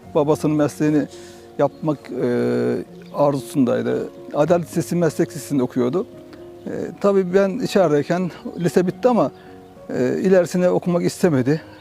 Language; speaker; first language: Turkish; native; Turkish